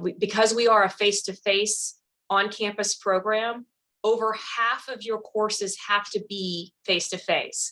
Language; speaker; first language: English; native; English